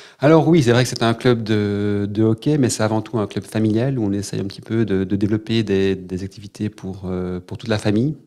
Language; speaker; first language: French; native; French